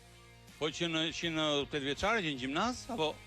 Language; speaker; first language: Albanian; native; Albanian